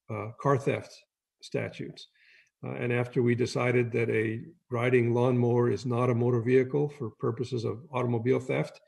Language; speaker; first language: English; native; English